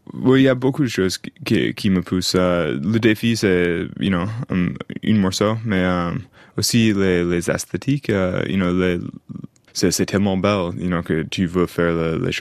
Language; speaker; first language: French; non-native, fluent; English